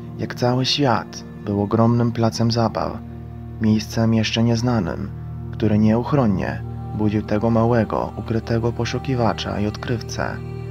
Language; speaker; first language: Polish; non-native, fluent; Croatian